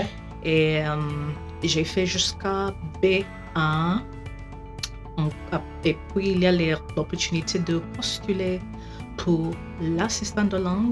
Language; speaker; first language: French; non-native, fluent; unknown